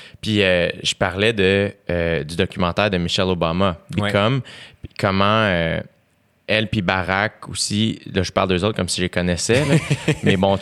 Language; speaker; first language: French; native; French